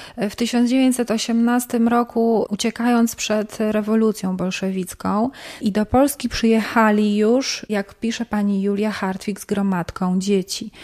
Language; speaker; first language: Polish; native; Polish